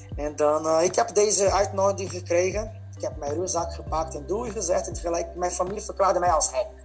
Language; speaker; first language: Dutch; non-native, fluent; Portuguese